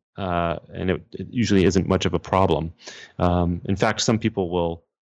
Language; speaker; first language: English; native; English